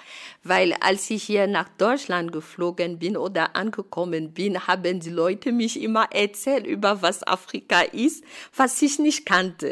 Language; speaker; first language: German; non-native, fluent; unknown